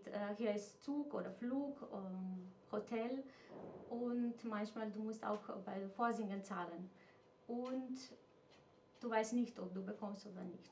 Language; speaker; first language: German; non-native, fluent; Macedonian